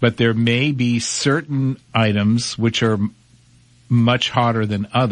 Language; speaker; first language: English; native; English